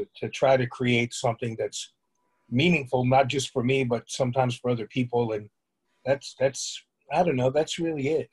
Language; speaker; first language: English; native; English